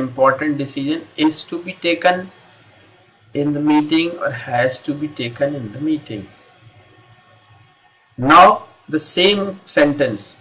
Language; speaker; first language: English; non-native, local second language; Hindi